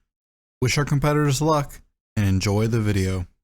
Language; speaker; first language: English; native; English